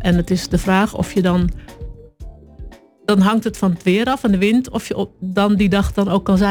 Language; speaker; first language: Dutch; native; Dutch